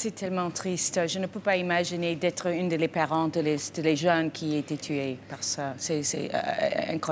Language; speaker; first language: French; non-native, fluent; English